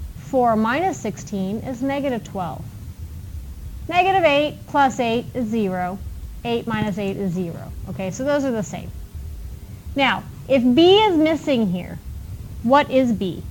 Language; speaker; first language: English; native; English